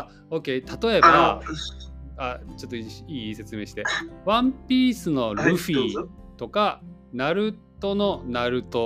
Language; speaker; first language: Japanese; native; Japanese